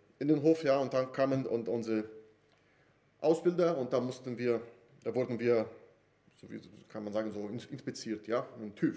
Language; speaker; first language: German; non-native, fluent; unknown